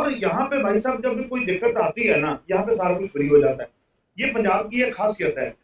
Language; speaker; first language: Hindi; non-native, local second language; Punjabi